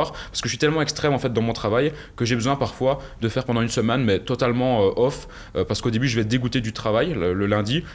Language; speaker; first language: French; native; French